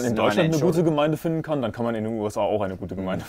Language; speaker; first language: German; native; German